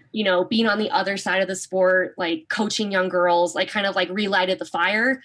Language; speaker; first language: English; native; English